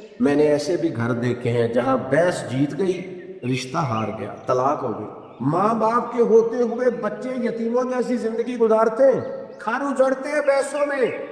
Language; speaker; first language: Urdu; non-native, local second language; Punjabi